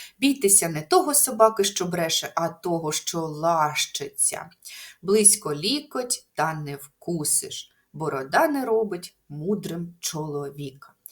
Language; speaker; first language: Ukrainian; native; Ukrainian